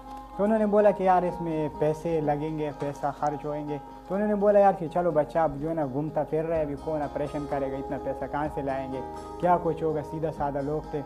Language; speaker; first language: Hindi; non-native, local second language; Pashto